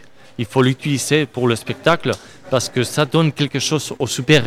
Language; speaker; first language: French; non-native, learner; Spanish